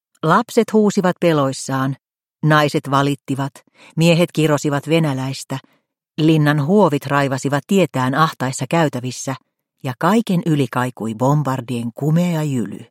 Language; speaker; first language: Finnish; native; Finnish